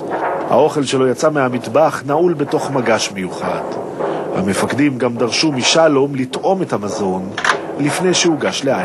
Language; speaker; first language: Hebrew; native; Hebrew